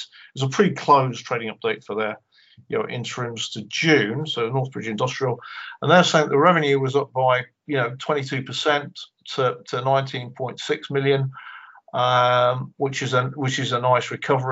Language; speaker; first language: English; native; English